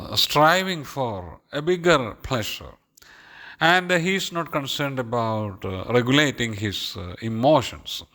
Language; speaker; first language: English; non-native, local second language; Malayalam